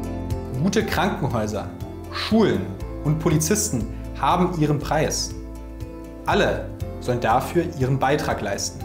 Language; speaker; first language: German; early bilingual, other home language; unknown